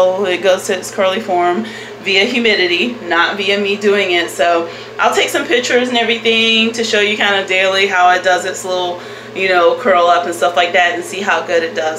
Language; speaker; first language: English; native; English